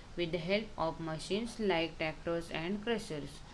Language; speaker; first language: English; non-native, local second language; Hindi